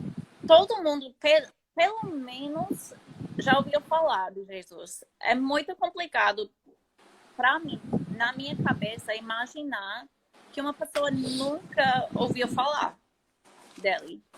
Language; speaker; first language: Portuguese; non-native, fluent; English